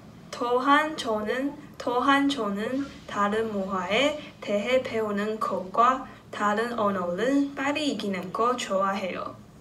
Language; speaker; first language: Korean; non-native, learner; Chinese